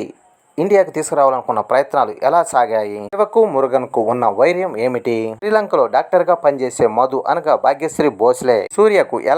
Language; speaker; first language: Telugu; native; Telugu